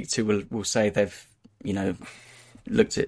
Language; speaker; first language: English; native; English